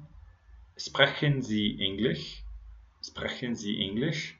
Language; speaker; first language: German; non-native, learner; English